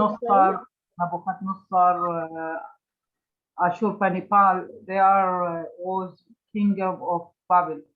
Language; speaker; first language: English; non-native, learner; Arabic